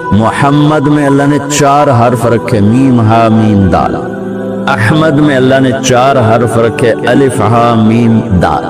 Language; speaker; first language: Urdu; non-native, local second language; Saraiki